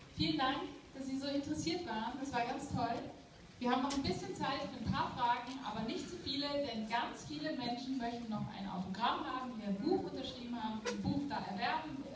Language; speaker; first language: German; native; German